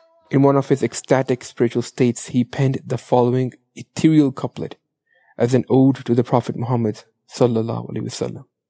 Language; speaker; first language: English; non-native, local second language; Punjabi